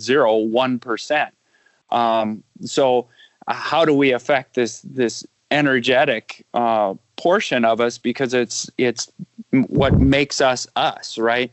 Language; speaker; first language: English; native; English